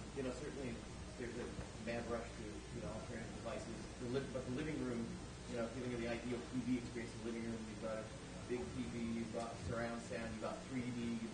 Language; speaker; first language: English; non-native, fluent; Spanish